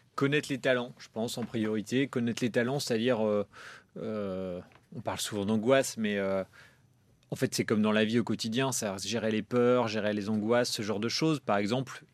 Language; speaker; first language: French; native; French